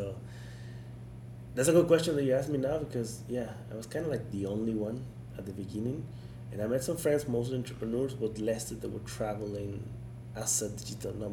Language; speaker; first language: English; non-native, fluent; Spanish